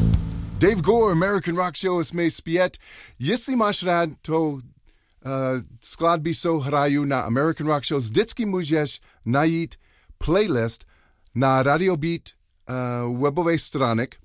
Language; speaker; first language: Czech; non-native, learner; English